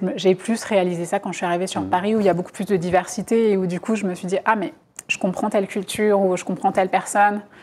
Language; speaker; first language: French; native; French